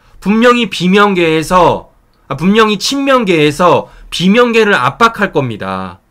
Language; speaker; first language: Korean; native; Korean